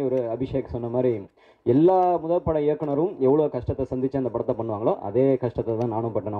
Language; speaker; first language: Tamil; native; Tamil